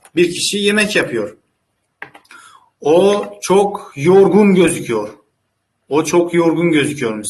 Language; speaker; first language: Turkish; non-native, fluent; Uzbek